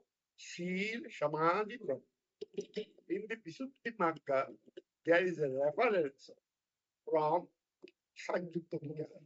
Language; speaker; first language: English; non-native, fluent; Bangla